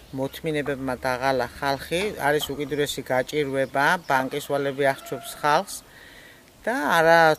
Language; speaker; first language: Georgian; native; Georgian